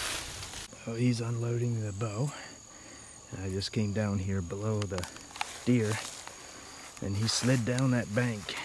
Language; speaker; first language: English; native; English